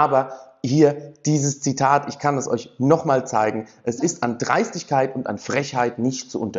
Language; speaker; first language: German; native; German